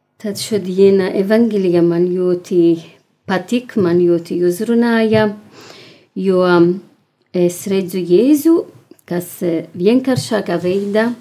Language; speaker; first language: Latvian; non-native, learner; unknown